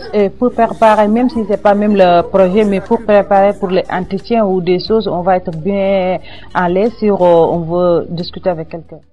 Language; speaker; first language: French; non-native, learner; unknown